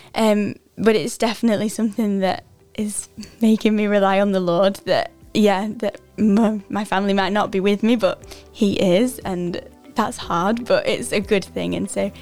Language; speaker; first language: English; native; English